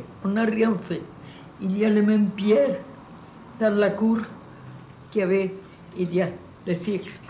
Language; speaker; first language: French; non-native, fluent; Spanish